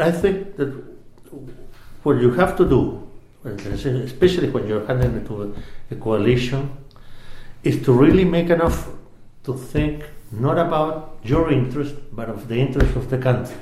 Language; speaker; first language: English; non-native, fluent; Spanish